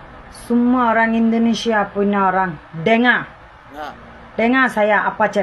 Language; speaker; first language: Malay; non-native, learner; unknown